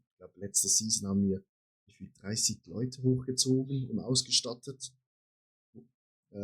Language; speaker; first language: German; native; German